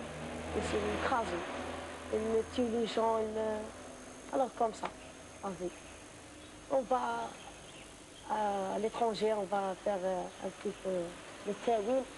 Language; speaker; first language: French; non-native, learner; Arabic